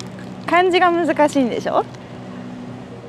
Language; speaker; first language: Japanese; native; Japanese